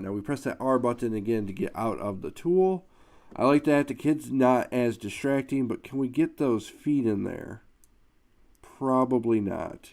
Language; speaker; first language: English; native; English